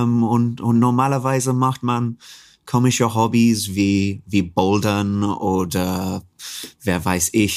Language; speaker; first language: German; non-native, fluent; English